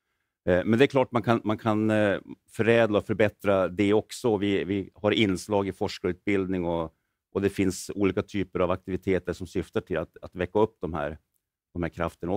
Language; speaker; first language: Swedish; native; Swedish